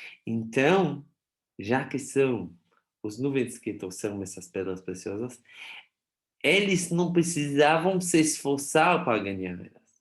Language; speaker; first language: Portuguese; non-native, fluent; Hebrew